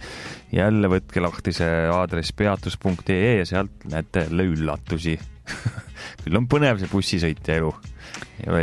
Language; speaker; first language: Estonian; native; Estonian